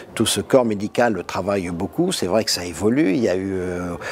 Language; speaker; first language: French; native; French